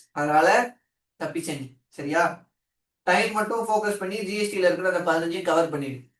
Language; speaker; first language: Tamil; native; Tamil